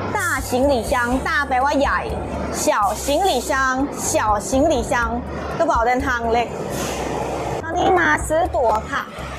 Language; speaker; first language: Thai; non-native, fluent; Chinese